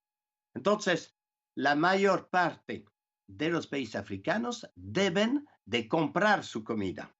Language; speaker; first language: Spanish; non-native, fluent; French